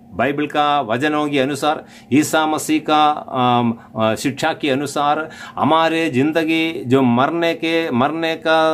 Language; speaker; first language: Hindi; non-native, local second language; Malayalam